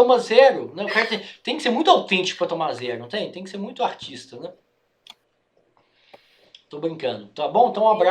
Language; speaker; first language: Portuguese; native; Portuguese